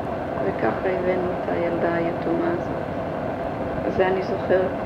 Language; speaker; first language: Hebrew; early bilingual, other home language; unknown